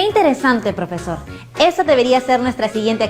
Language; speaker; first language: Spanish; native; Spanish